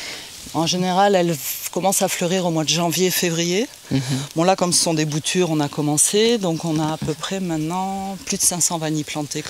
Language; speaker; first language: French; native; French